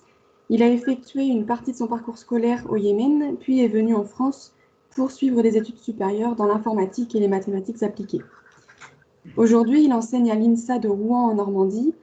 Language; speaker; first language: French; native; French